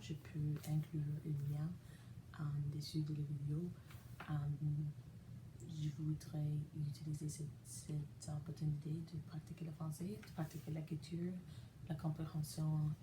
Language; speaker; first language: French; non-native, learner; English